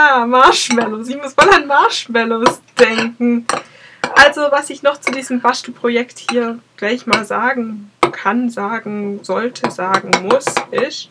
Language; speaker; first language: German; native; German